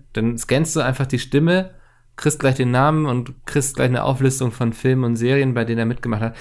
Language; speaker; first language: German; native; German